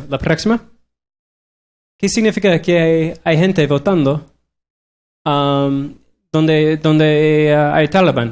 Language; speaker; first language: Spanish; non-native, learner; English